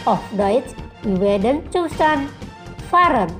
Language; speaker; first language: German; non-native, learner; Indonesian